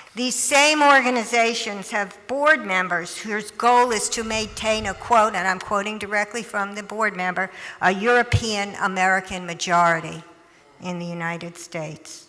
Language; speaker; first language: English; native; English